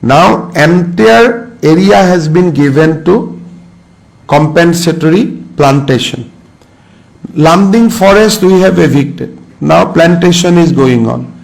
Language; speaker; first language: English; non-native, local second language; Assamese